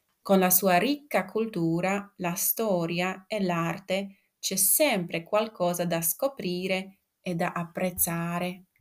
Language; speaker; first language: Italian; non-native, fluent; Slovak